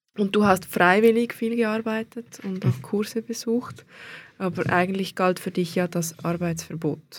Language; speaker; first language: German; native; German